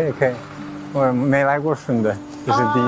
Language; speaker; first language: Chinese; early bilingual, heritage; English